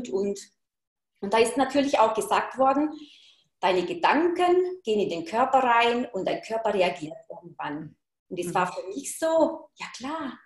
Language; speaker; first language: German; early bilingual, heritage; German